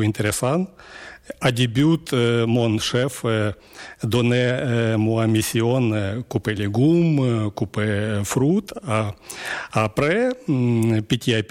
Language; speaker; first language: French; non-native, fluent; Ukrainian